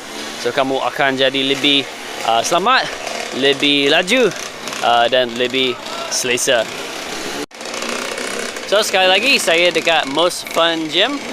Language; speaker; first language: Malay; non-native, fluent; English